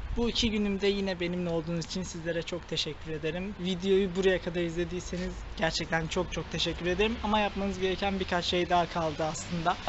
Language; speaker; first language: Turkish; native; Turkish